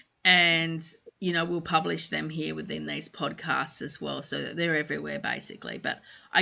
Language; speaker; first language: English; native; English